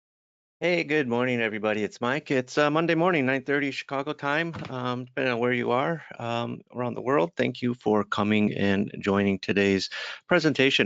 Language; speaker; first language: English; native; English